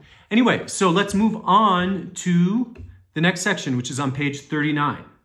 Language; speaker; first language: English; native; English